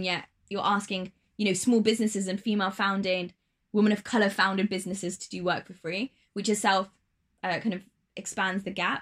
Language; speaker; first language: English; native; English